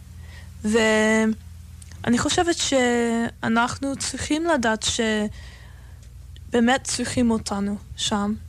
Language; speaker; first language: Hebrew; non-native, fluent; English